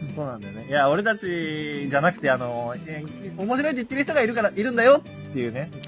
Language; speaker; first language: Japanese; non-native, fluent; Malay